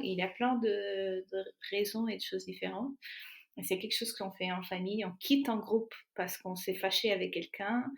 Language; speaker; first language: French; non-native, fluent; Portuguese